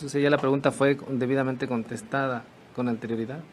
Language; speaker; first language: Spanish; native; Spanish